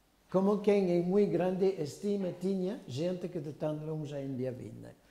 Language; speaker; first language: Portuguese; non-native, fluent; French